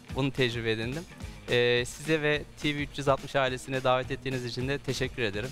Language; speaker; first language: Turkish; native; Turkish